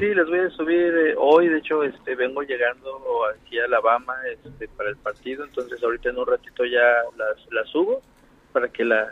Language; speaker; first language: Spanish; native; Spanish